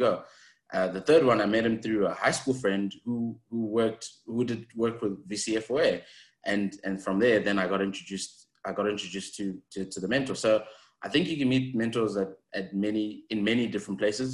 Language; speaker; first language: English; non-native, local second language; Shona